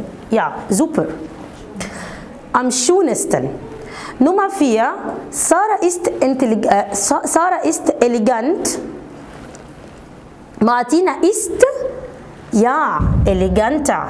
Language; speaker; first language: German; non-native, fluent; Arabic